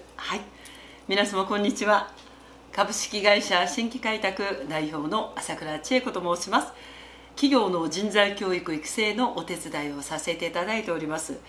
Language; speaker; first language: Japanese; native; Japanese